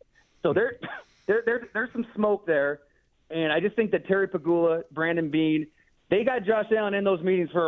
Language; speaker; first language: English; native; English